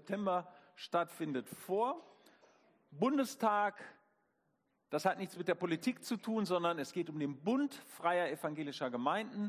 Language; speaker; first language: German; native; German